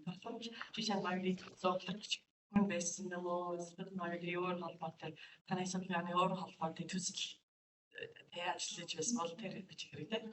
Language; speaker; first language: Mongolian; non-native, fluent; English